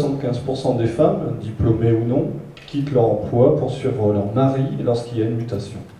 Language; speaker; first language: French; native; French